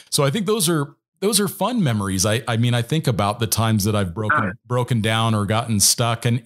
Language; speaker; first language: English; native; English